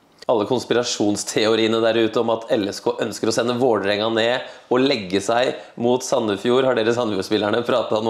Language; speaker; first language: Norwegian; native; Norwegian